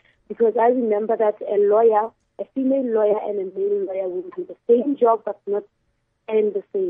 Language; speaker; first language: English; non-native, local second language; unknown